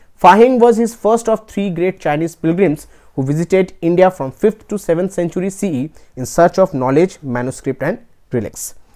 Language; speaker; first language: English; non-native, local second language; Bangla